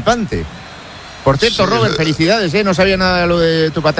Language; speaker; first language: Spanish; native; Spanish